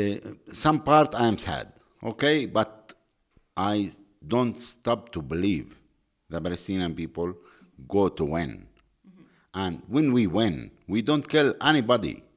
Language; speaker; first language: English; non-native, learner; Arabic